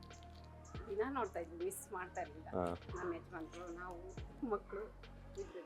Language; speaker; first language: Kannada; native; Kannada